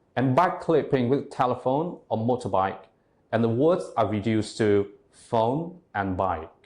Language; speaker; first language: English; non-native, fluent; Vietnamese